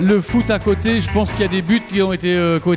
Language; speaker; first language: French; native; French